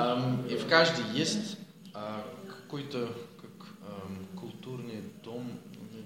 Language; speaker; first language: Russian; non-native, learner; Dutch